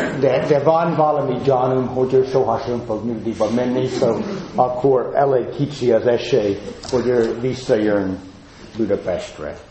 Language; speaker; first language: Hungarian; non-native, fluent; English